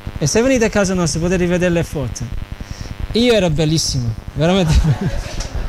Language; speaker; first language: Italian; non-native, fluent; English